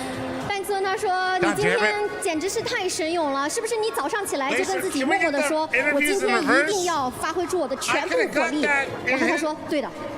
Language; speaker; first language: Chinese; native; Chinese